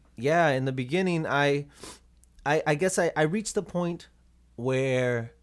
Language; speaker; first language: English; native; English